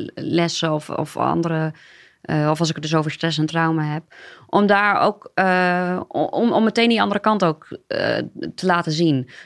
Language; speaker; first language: Dutch; native; Dutch